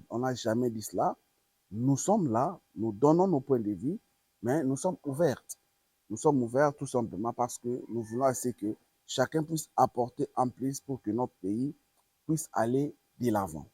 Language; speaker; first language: French; non-native, local second language; Lingala